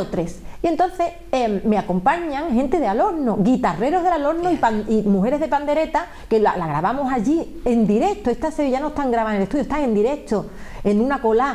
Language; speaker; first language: Spanish; native; Spanish